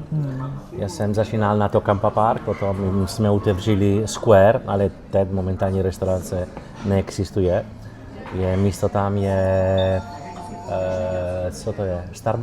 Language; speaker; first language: Czech; non-native, learner; Italian